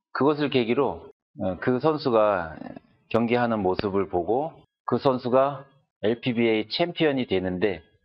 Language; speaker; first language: Korean; native; Korean